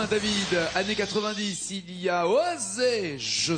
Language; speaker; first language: French; native; French